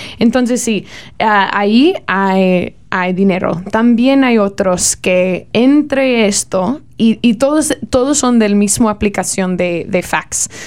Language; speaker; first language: Spanish; non-native, learner; English